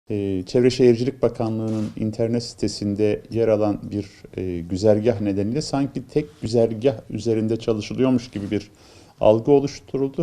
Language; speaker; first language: Turkish; native; Turkish